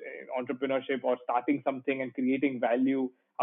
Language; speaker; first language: English; non-native, local second language; Gujarati